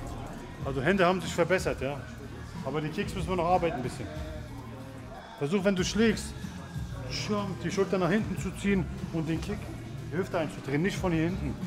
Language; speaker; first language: German; native; German